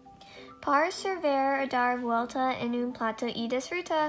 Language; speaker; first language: Spanish; non-native, learner; English